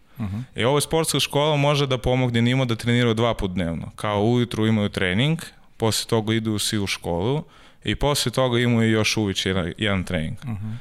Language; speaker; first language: Serbian; non-native, learner; Russian